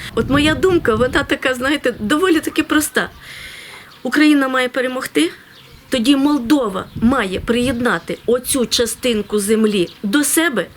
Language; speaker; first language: Ukrainian; native; Ukrainian